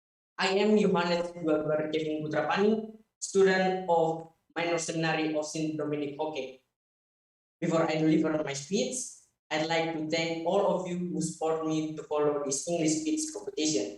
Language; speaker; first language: English; non-native, fluent; Indonesian